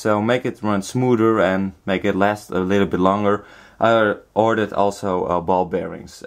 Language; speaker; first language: English; non-native, fluent; Dutch